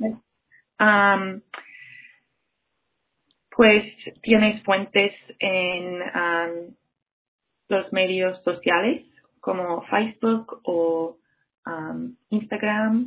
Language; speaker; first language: Spanish; non-native, fluent; English